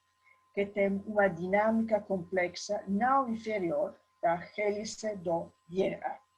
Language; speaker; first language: Portuguese; non-native, learner; Italian